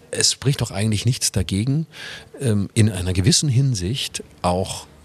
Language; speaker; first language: German; native; German